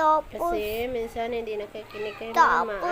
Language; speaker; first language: Filipino; native; Filipino